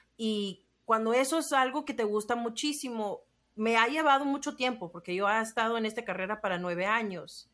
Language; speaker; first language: Spanish; early bilingual, heritage; Spanish